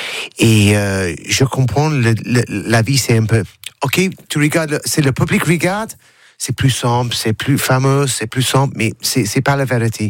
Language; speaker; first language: French; non-native, learner; English